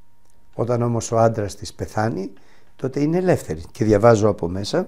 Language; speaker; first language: Greek; native; Greek